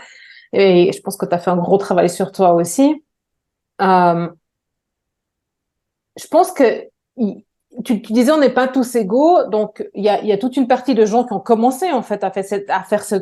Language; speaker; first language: French; native; French